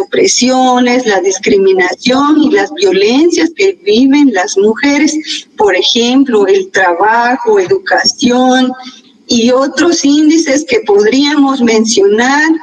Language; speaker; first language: Spanish; native; Spanish